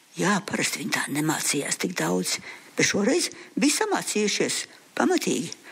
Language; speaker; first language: Latvian; early bilingual, heritage; Latvian